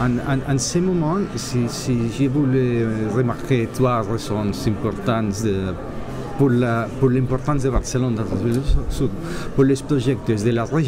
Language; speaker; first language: French; non-native, learner; Catalan